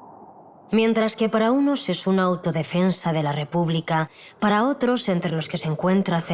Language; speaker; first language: Spanish; native; Spanish